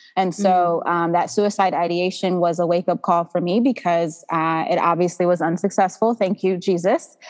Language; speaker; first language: English; native; English